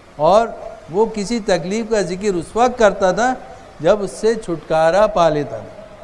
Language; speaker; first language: Urdu; native; Urdu